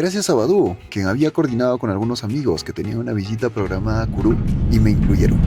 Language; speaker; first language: Spanish; native; Spanish